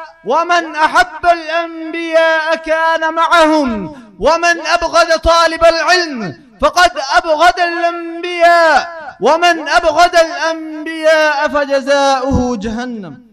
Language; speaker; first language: Arabic; non-native, learner; Urdu